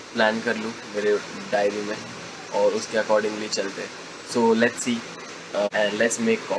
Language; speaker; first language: Hindi; native; Hindi